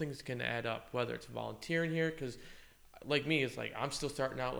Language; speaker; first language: English; native; English